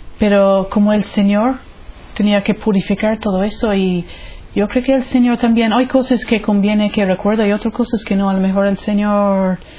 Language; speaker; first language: Spanish; non-native, fluent; English